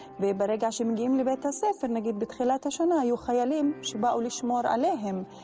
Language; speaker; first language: Hebrew; non-native, local second language; Arabic